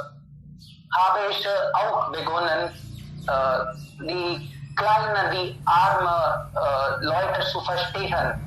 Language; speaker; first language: German; non-native, learner; Hindi